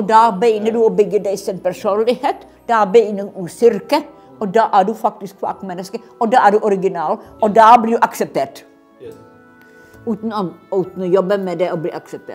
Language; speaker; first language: Norwegian; non-native, fluent; Czech